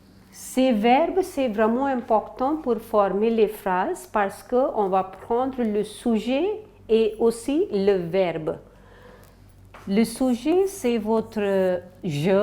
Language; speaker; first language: French; non-native, fluent; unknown